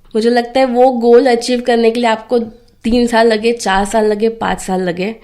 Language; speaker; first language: Hindi; non-native, local second language; Marathi